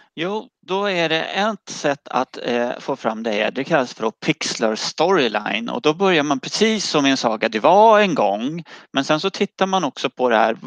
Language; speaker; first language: Swedish; native; Swedish